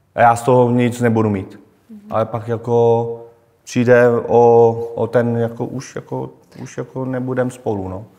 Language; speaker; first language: Czech; non-native, fluent; Vietnamese